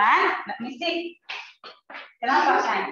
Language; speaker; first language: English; non-native, fluent; Indonesian